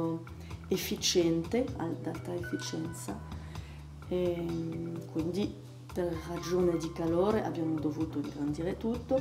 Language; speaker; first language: Italian; non-native, fluent; French